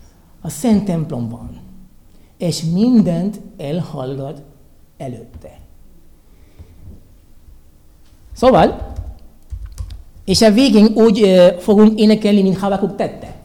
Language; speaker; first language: Hungarian; non-native, learner; Spanish